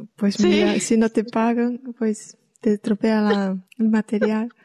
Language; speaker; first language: Spanish; non-native, fluent; Portuguese